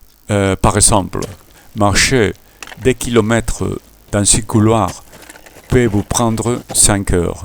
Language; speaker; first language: French; non-native, learner; Spanish